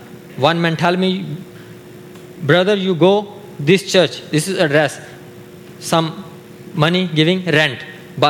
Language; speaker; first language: English; non-native, learner; Urdu